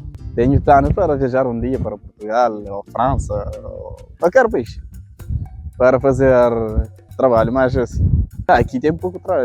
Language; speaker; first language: Portuguese; non-native, local second language; Kabuverdianu